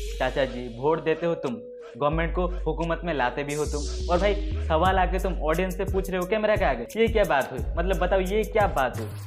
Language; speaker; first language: Hindi; native; Hindi